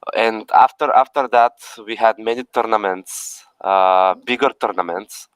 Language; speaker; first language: English; non-native, fluent; Bulgarian